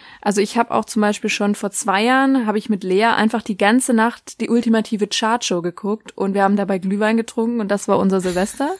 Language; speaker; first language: German; native; German